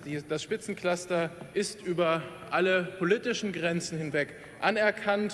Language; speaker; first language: German; native; German